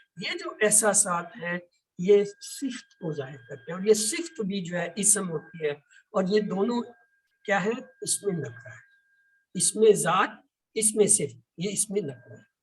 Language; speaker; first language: Urdu; native; Urdu